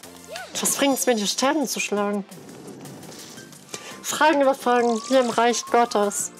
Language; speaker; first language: German; native; German